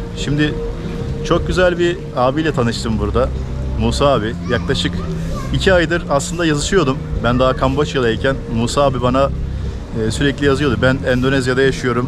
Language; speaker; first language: Turkish; native; Turkish